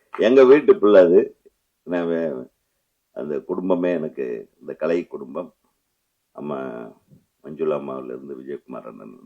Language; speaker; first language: Tamil; native; Tamil